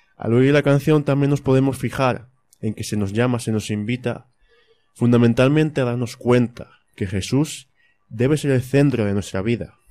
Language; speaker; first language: Spanish; native; Spanish